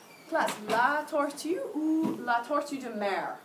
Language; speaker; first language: French; non-native, fluent; English